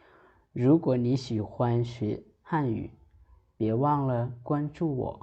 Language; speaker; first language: Chinese; non-native, fluent; Lao